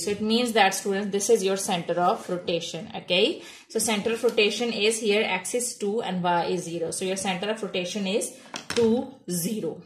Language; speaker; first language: English; non-native, local second language; Urdu